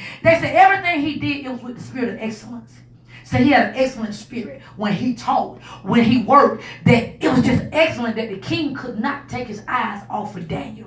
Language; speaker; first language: English; native; English